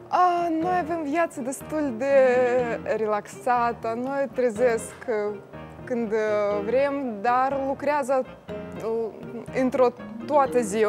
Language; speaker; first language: Romanian; non-native, learner; Russian